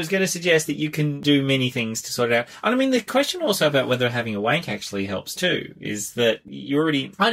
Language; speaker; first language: English; native; English